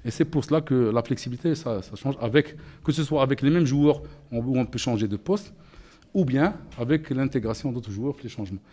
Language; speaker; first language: French; non-native, local second language; Arabic